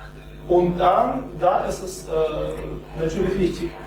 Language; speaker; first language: German; non-native, fluent; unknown